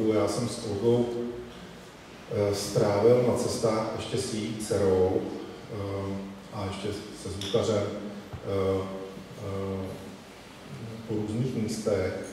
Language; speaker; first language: Czech; native; Czech